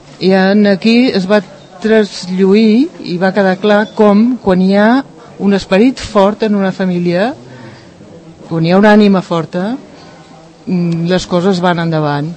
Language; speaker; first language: Catalan; native; Catalan